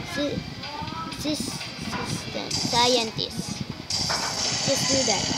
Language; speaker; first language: English; non-native, local second language; Filipino